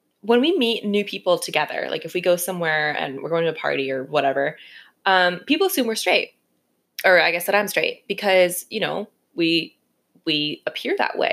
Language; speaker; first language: English; native; English